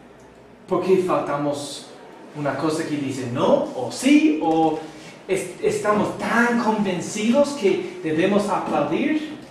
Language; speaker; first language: Spanish; non-native, fluent; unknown